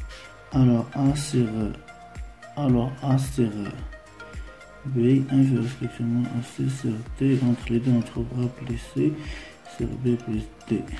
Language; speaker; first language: French; non-native, local second language; Arabic